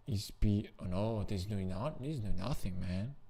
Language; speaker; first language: English; non-native, fluent; Italian